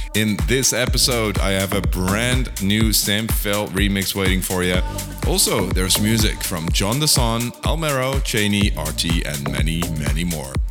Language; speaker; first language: English; non-native, fluent; Dutch